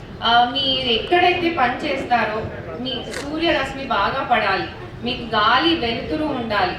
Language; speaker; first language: Telugu; native; Telugu